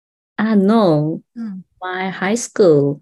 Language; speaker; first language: English; non-native, learner; Japanese